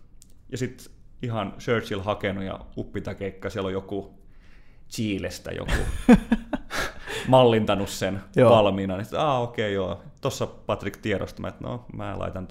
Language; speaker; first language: Finnish; native; Finnish